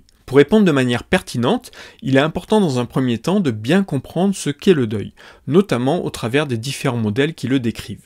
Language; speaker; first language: French; native; French